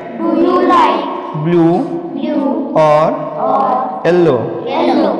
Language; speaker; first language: English; non-native, learner; Marathi